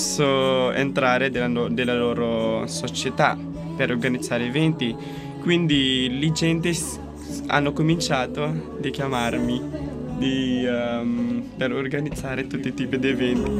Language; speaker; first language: Italian; non-native, local second language; Filipino